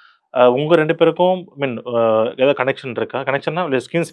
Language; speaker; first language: Tamil; native; Tamil